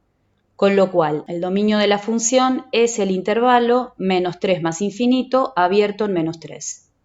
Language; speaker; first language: Spanish; native; Spanish